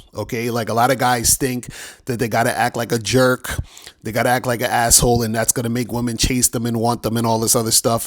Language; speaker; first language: English; native; English